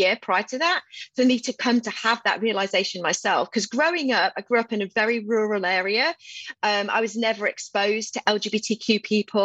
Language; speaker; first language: English; native; English